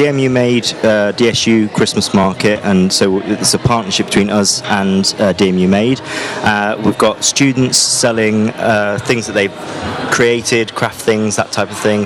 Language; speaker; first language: English; native; English